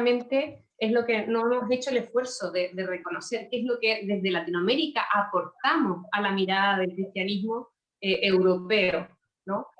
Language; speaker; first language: Spanish; native; Spanish